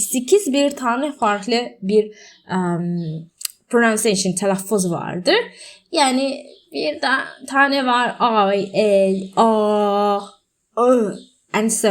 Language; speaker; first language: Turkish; non-native, learner; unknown